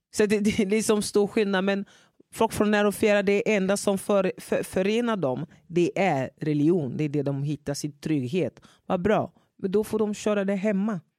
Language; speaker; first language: Swedish; non-native, fluent; French